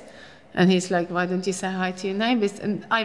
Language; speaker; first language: English; non-native, fluent; Norwegian